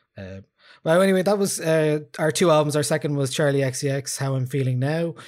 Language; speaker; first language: English; native; English